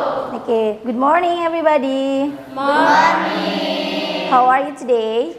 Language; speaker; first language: English; non-native, learner; Indonesian